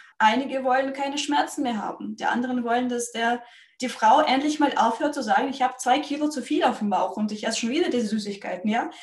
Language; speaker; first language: German; non-native, fluent; Russian